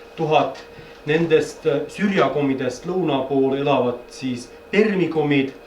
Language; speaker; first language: Estonian; non-native, fluent; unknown